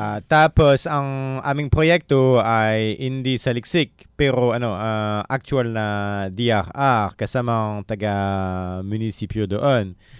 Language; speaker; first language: Filipino; non-native, fluent; French